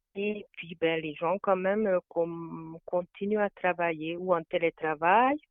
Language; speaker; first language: French; non-native, fluent; Hungarian